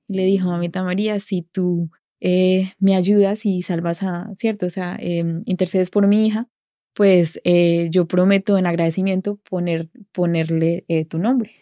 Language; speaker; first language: Spanish; native; Spanish